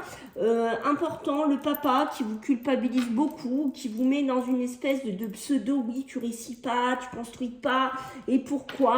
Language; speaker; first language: French; native; French